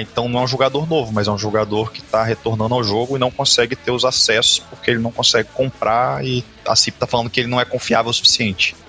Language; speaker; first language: Portuguese; native; Portuguese